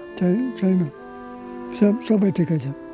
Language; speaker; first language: Nepali; non-native, learner; English